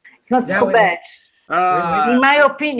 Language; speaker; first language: English; non-native, fluent; Portuguese